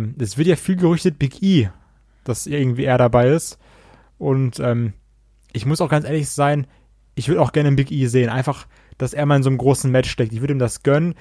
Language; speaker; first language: German; native; German